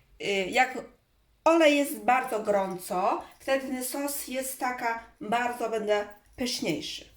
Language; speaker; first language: Polish; non-native, learner; Chinese